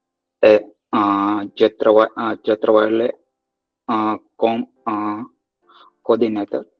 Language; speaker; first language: French; non-native, learner; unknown